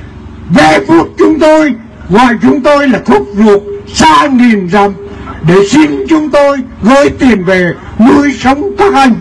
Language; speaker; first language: Vietnamese; native; Vietnamese